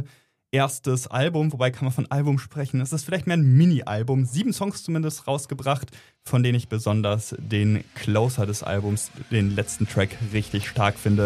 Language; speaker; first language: German; native; German